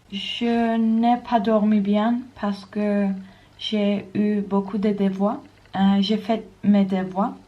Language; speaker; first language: French; non-native, learner; Turkish